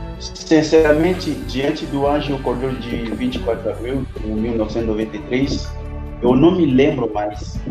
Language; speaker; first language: Portuguese; non-native, learner; French